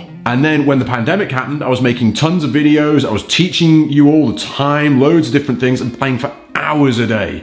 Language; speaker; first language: English; native; English